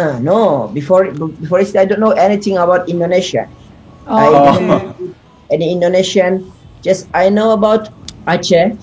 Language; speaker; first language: English; non-native, learner; Turkish